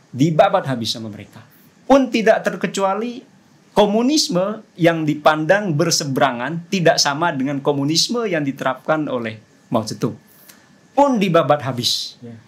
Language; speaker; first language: Indonesian; non-native, local second language; Madurese